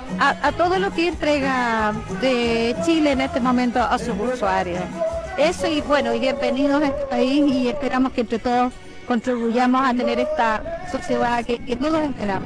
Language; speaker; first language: Spanish; native; Spanish